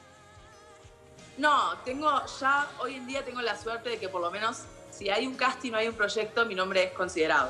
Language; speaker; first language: Spanish; native; Spanish